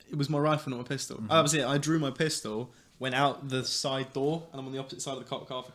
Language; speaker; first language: English; native; English